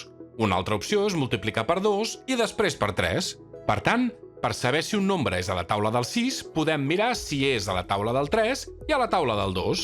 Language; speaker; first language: Catalan; native; Catalan